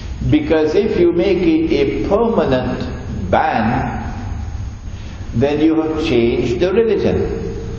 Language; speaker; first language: English; native; English